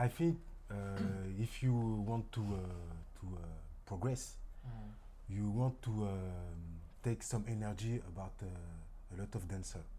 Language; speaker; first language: English; non-native, learner; French